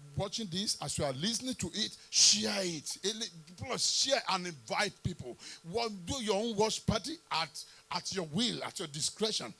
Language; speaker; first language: English; non-native, local second language; Yoruba